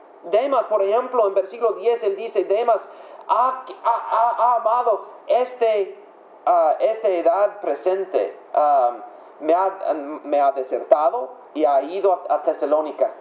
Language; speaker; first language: Spanish; non-native, fluent; English